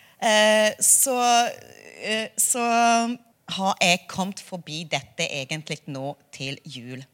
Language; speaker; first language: Norwegian; non-native, fluent; Hungarian